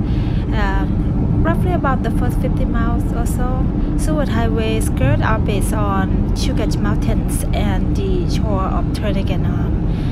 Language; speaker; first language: English; non-native, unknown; Thai